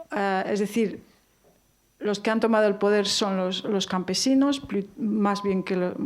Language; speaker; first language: Spanish; native; Spanish